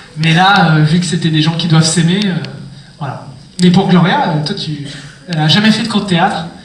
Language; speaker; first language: French; native; French